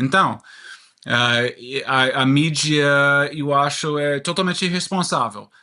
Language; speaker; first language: Portuguese; non-native, learner; English